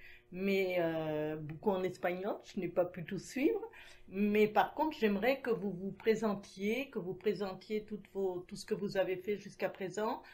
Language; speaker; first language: French; native; French